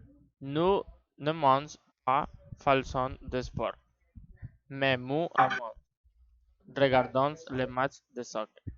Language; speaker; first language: French; non-native, learner; Spanish